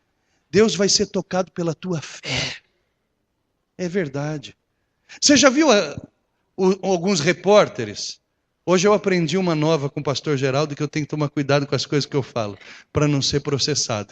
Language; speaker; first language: Portuguese; native; Portuguese